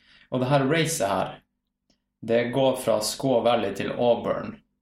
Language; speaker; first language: Norwegian; native; Norwegian